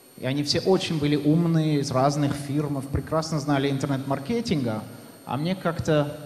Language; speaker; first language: Russian; non-native, fluent; Dutch